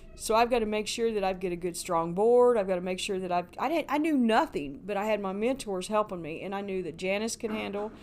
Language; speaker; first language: English; native; English